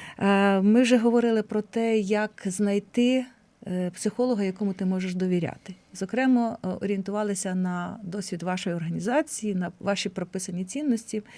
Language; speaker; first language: Ukrainian; native; Ukrainian